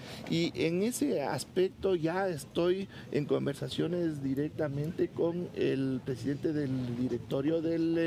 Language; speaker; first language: Spanish; native; Spanish